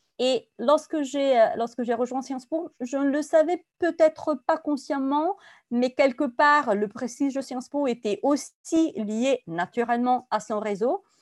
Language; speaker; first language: French; non-native, fluent; Italian